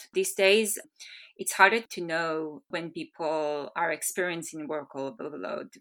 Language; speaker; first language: English; non-native, fluent; Hebrew